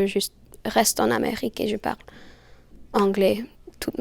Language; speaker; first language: French; early bilingual, heritage; English